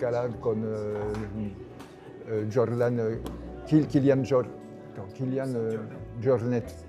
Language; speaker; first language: Spanish; non-native, fluent; French